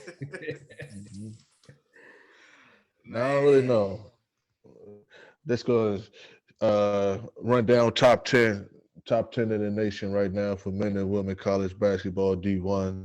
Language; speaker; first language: English; native; English